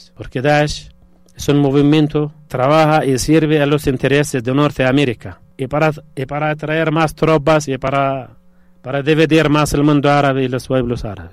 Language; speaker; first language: Spanish; non-native, fluent; Arabic